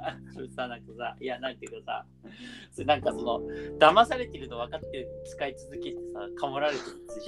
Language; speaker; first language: Japanese; native; Japanese